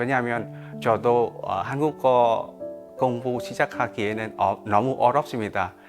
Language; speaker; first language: Korean; non-native, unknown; Vietnamese